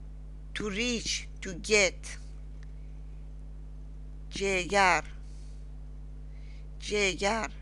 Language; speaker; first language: Spanish; non-native, learner; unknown